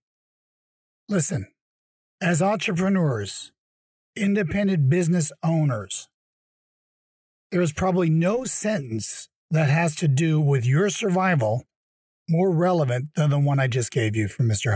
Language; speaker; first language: English; native; English